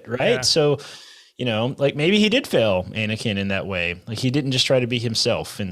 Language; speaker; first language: English; native; English